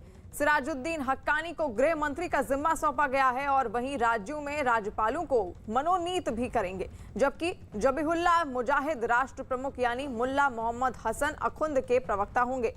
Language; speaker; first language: Hindi; native; Hindi